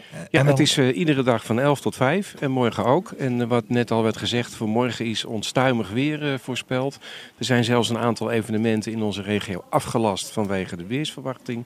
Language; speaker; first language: Dutch; native; Dutch